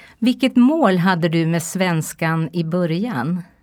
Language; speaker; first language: Swedish; native; Swedish